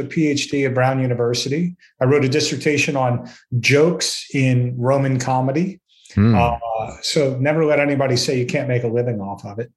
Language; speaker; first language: English; native; English